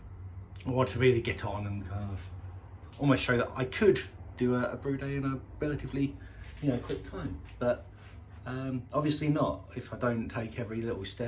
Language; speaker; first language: English; native; English